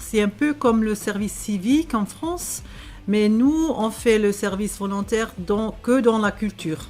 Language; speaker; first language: French; non-native, fluent; German